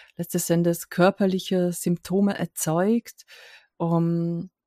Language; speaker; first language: German; non-native, fluent; Hungarian